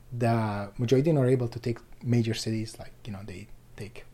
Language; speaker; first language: English; non-native, fluent; Persian